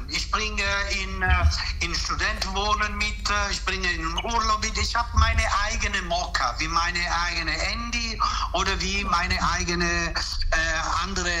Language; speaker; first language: German; non-native, fluent; Italian